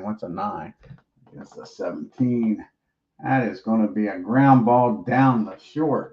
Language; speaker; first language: English; native; English